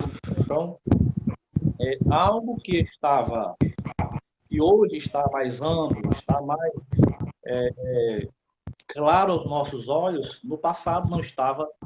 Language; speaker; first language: Portuguese; native; Portuguese